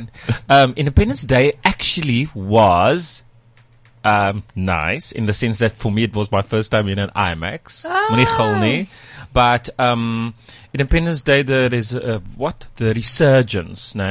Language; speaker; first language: English; non-native, fluent; German